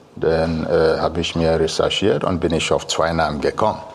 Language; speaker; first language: German; non-native, fluent; Igbo